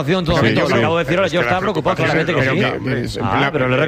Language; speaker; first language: Spanish; native; Spanish